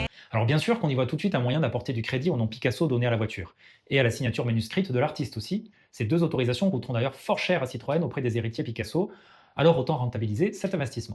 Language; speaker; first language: French; native; French